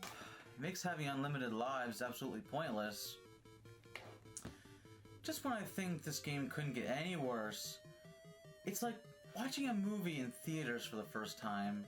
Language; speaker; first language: English; native; English